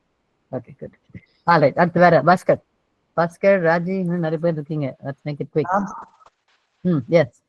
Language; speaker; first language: Tamil; native; Tamil